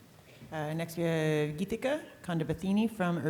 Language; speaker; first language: English; native; English